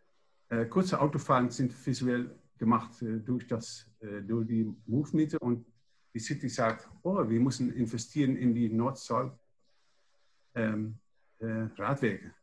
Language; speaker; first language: German; non-native, learner; Dutch